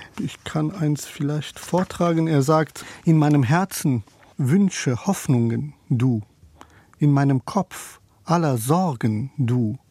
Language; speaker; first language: German; non-native, fluent; Persian